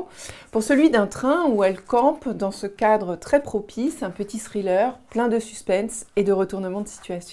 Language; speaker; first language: French; native; French